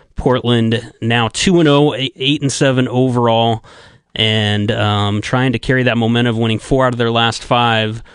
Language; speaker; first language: English; native; English